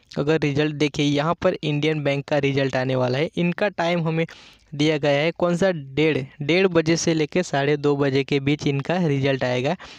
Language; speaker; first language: Hindi; non-native, local second language; Gujarati